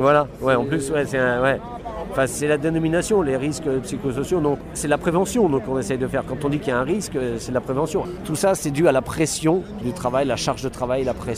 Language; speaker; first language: French; native; French